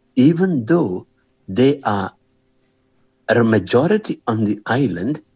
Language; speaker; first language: English; non-native, local second language; Sinhala